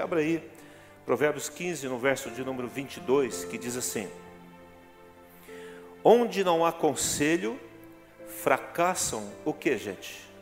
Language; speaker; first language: Portuguese; native; Portuguese